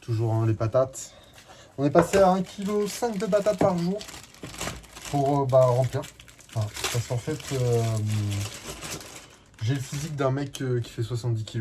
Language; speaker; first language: French; native; French